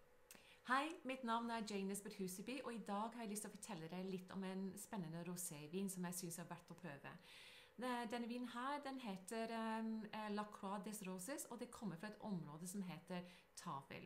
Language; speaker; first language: Norwegian; non-native, fluent; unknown